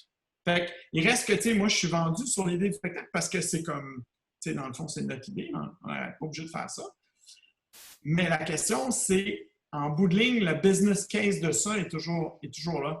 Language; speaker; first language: French; native; French